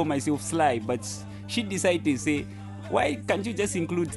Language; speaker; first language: English; non-native, local second language; Bemba